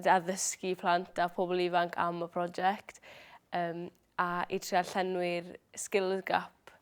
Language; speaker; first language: Welsh; native; Welsh